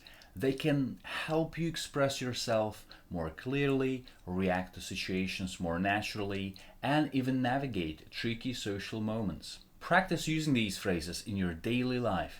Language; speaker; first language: English; non-native, fluent; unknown